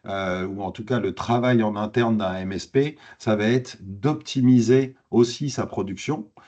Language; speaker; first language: French; native; French